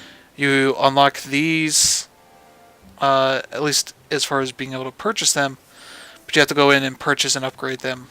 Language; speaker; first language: English; native; English